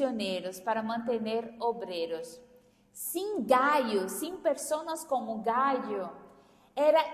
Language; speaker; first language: Spanish; non-native, fluent; Portuguese